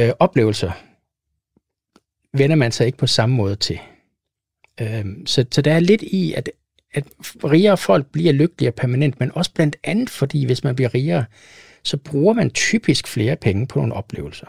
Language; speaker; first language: Danish; native; Danish